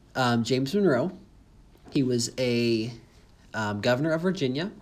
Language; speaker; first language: English; native; English